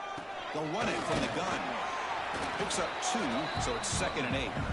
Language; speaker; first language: English; native; English